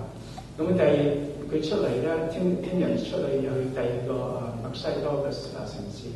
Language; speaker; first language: Cantonese; early bilingual, heritage; Cantonese